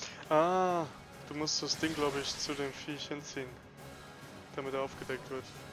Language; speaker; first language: German; native; German